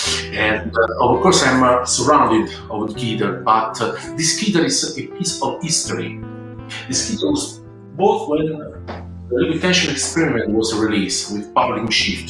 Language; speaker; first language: English; non-native, learner; Italian